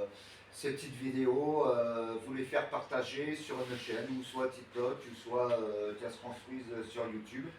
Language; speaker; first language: French; native; French